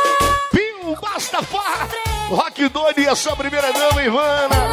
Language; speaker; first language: Portuguese; native; Portuguese